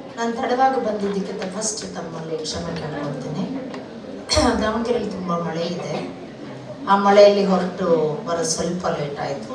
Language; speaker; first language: Kannada; non-native, local second language; Telugu